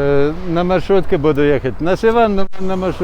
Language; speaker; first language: Russian; non-native, fluent; Latvian